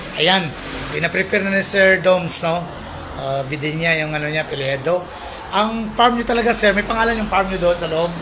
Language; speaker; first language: Filipino; non-native, local second language; Hiligaynon